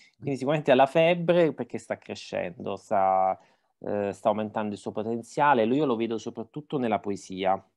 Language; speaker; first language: Italian; native; Italian